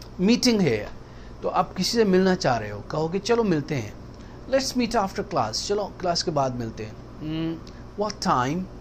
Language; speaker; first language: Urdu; native; Urdu